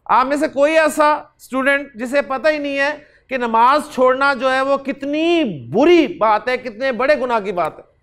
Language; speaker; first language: Urdu; native; Urdu